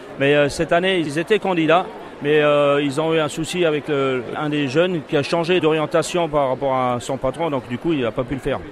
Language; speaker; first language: French; native; French